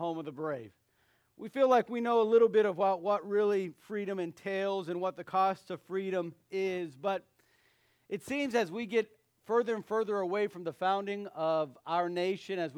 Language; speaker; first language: English; native; English